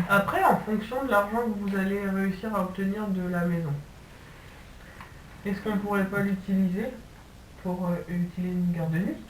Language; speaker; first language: French; native; French